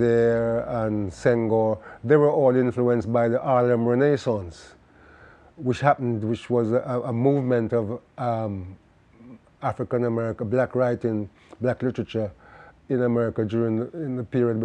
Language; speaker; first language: English; non-native, local second language; Jamaican Creole English